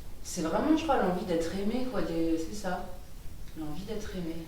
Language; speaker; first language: French; native; French